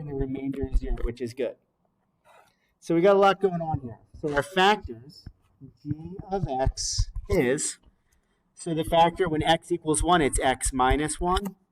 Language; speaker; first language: English; native; English